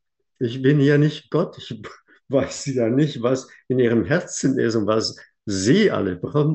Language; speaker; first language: German; non-native, fluent; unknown